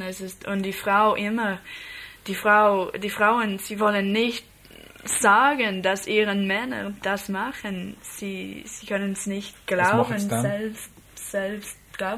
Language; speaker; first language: German; non-native, learner; English